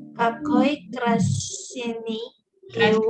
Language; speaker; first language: Russian; non-native, learner; Indonesian